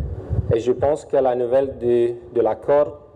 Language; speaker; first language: French; non-native, fluent; Romanian